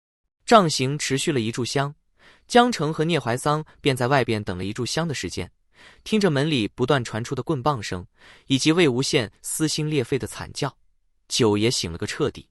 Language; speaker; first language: Chinese; native; Chinese